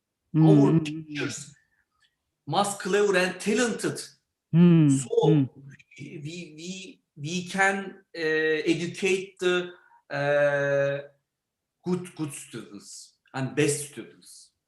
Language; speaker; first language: English; non-native, learner; Turkish